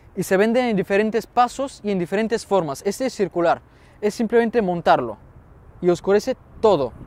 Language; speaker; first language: Spanish; non-native, fluent; Bulgarian